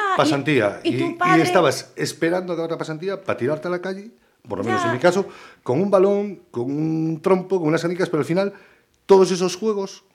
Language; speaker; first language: Spanish; native; Spanish